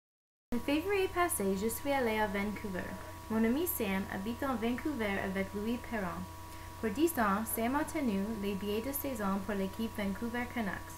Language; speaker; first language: French; non-native, learner; English